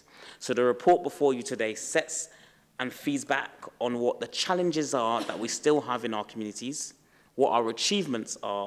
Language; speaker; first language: English; native; English